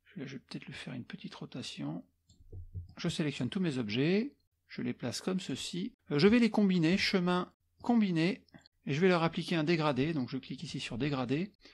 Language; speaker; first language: French; native; French